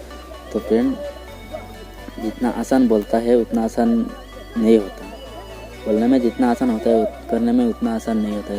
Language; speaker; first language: Hindi; non-native, local second language; Bangla